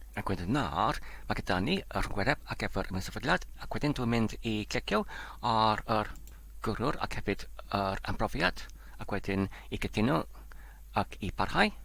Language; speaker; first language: Welsh; non-native, local second language; English